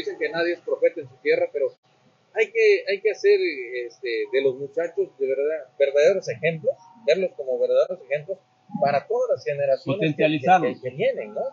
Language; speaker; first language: Spanish; native; Spanish